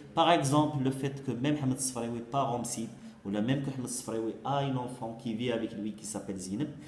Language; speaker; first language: French; non-native, local second language; Arabic